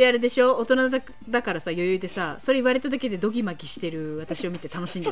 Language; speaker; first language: Japanese; native; Japanese